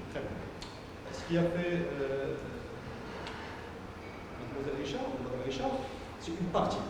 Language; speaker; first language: French; non-native, local second language; Arabic